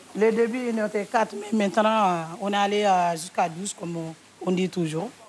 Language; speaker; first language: French; non-native, local second language; Wolof